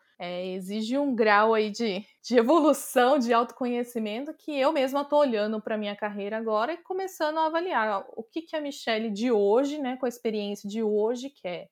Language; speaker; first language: Portuguese; native; Portuguese